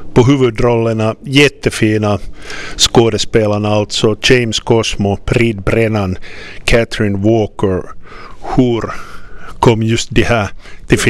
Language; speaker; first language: Swedish; non-native, local second language; Finnish